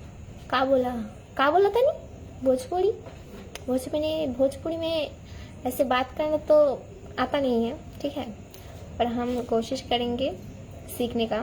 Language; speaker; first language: Hindi; non-native, local second language; Bangla